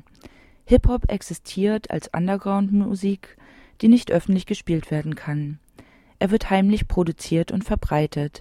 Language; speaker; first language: German; native; German